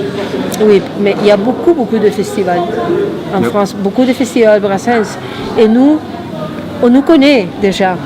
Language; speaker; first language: French; non-native, fluent; Spanish